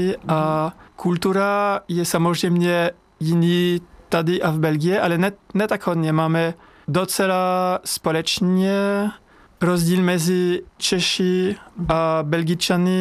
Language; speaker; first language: Czech; non-native, learner; French